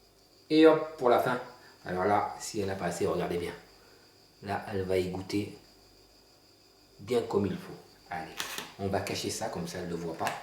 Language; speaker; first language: French; native; French